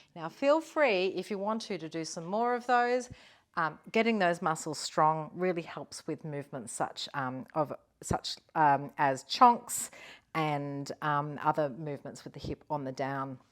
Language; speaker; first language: English; native; English